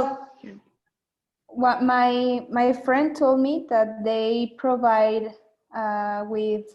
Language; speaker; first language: English; non-native, learner; Spanish